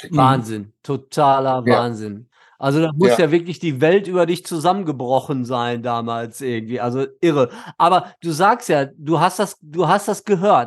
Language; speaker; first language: German; native; German